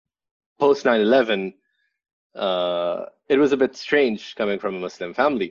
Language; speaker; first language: English; non-native, local second language; Urdu